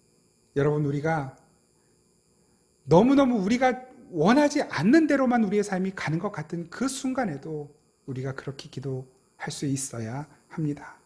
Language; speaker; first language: Korean; native; Korean